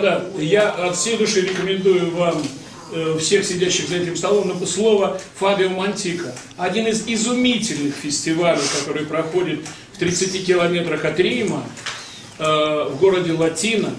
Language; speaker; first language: Russian; native; Russian